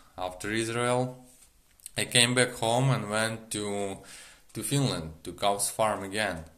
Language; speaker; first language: English; non-native, learner; Ukrainian